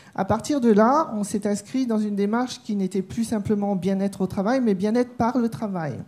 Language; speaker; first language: French; native; French